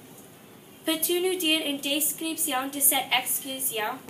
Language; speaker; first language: French; non-native, learner; English